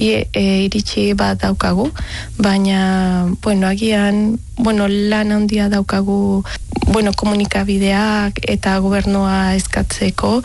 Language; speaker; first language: Basque; non-native, learner; Spanish